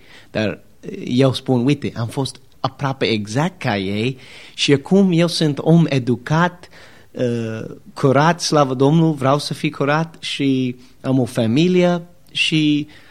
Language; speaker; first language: Romanian; non-native, learner; English